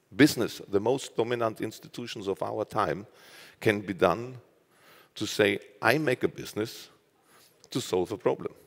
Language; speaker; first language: English; non-native, fluent; German